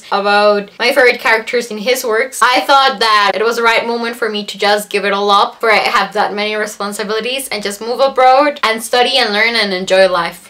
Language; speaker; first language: English; non-native, fluent; Spanish